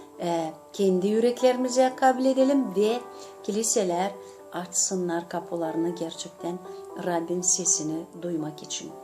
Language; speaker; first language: Turkish; non-native, fluent; Gagauz